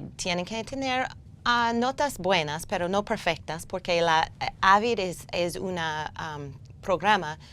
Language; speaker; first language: Spanish; non-native, learner; English